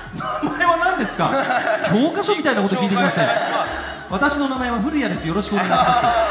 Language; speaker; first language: Japanese; native; Japanese